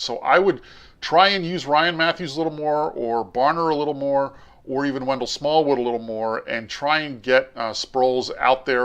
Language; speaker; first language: English; native; English